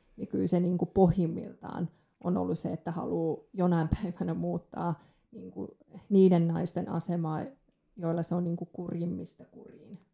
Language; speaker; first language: Finnish; early bilingual, other home language; Persian